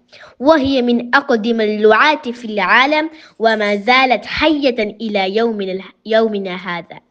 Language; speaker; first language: Arabic; non-native, learner; Malayalam